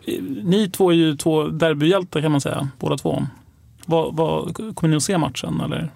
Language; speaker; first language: Swedish; native; Swedish